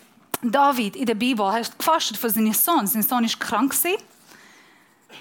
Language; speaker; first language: German; non-native, fluent; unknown